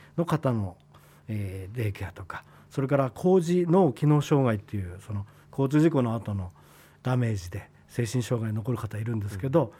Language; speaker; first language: Japanese; native; Japanese